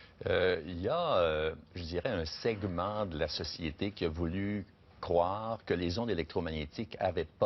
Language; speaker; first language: French; native; French